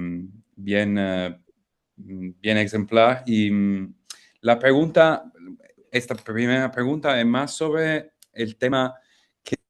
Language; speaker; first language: Spanish; non-native, fluent; Italian